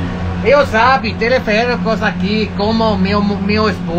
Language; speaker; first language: Portuguese; non-native, learner; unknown